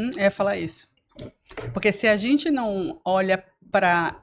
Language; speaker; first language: Portuguese; native; Portuguese